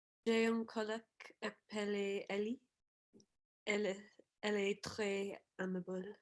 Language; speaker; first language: French; non-native, fluent; English